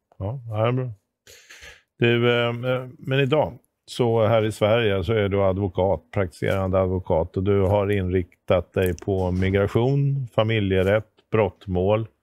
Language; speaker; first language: Swedish; native; Swedish